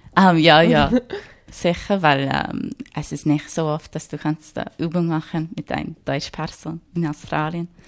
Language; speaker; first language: German; non-native, learner; English